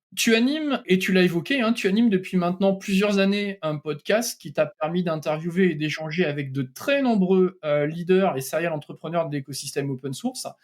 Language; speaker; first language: French; native; French